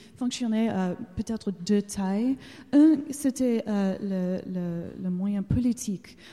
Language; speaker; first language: French; non-native, learner; English